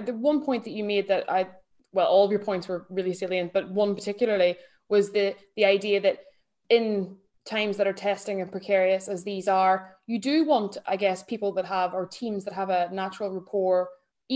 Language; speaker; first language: English; native; English